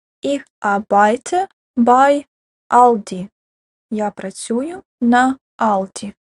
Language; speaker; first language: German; non-native, fluent; Ukrainian